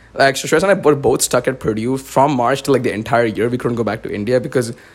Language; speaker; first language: English; non-native, local second language; Marathi